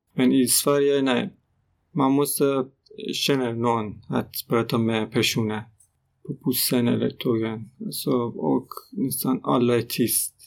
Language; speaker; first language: Swedish; non-native, learner; Persian